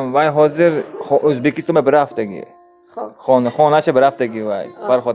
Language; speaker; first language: Persian; non-native, learner; Uzbek